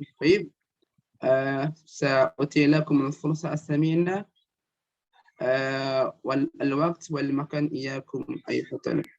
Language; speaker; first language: Arabic; non-native, fluent; Indonesian